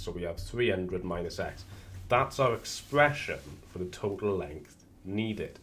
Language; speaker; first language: English; native; English